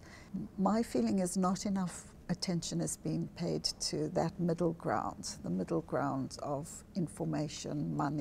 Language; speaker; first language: English; native; English